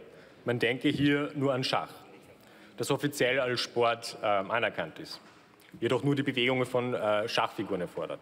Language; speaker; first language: German; native; German